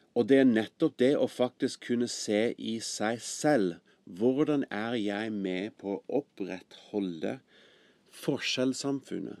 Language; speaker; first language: Norwegian; non-native, fluent; English